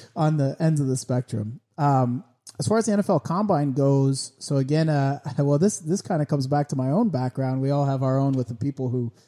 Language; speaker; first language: English; native; English